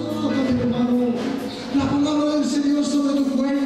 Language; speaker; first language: Spanish; native; Spanish